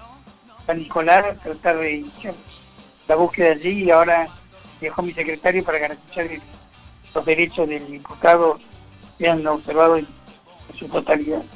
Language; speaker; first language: Spanish; native; Spanish